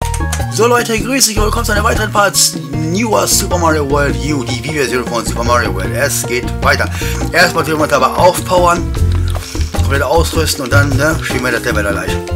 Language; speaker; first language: German; native; German